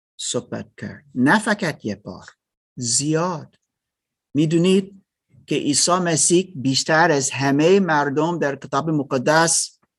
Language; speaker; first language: Persian; non-native, learner; German